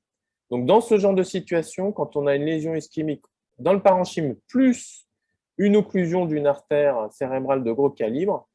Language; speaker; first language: French; native; French